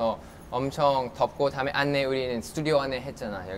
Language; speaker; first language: Korean; non-native, fluent; Thai